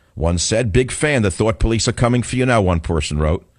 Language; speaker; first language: English; native; English